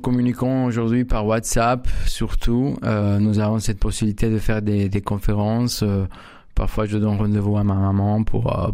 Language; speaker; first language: French; non-native, fluent; Spanish